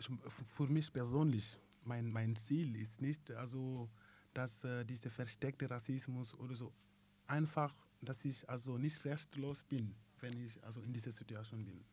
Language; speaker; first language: German; non-native, learner; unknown